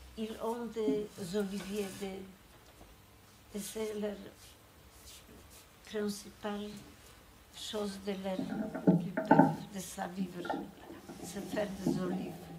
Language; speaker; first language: French; non-native, fluent; Polish